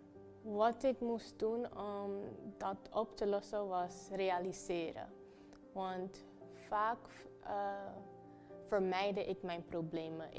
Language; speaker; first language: Dutch; non-native, fluent; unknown